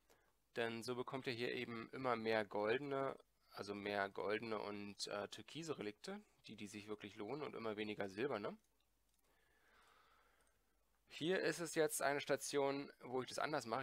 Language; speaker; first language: German; native; German